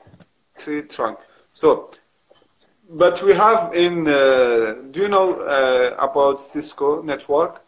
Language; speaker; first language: English; non-native, learner; Kurdish